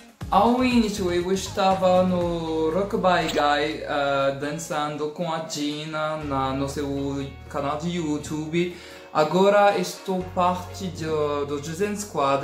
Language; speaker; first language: Portuguese; non-native, learner; French